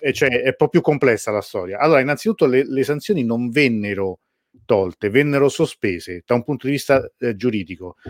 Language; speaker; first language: Italian; native; Italian